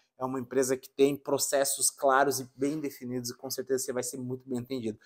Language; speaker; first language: Portuguese; native; Portuguese